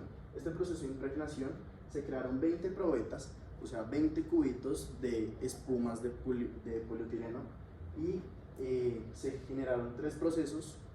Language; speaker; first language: Spanish; native; Spanish